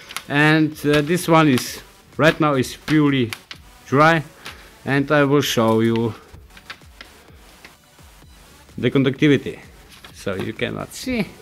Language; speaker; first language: English; non-native, learner; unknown